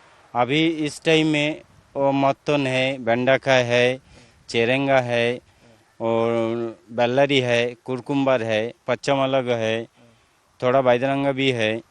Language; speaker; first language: Hindi; non-native, local second language; Odia